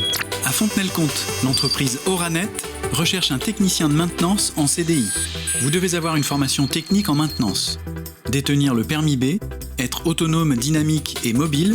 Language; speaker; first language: French; native; French